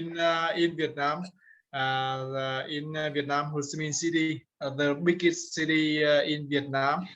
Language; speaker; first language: English; non-native, learner; Vietnamese